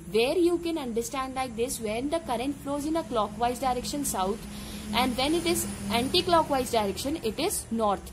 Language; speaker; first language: English; non-native, local second language; Hindi